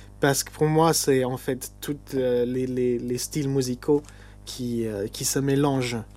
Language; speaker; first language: French; non-native, local second language; Luxembourgish